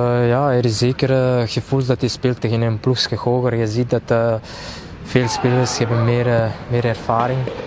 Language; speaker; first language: Dutch; non-native, local second language; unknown